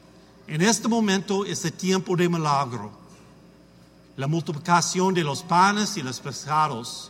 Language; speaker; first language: Spanish; non-native, learner; English